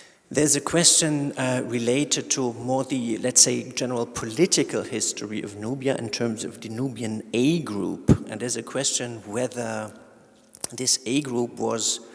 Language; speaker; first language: English; non-native, fluent; German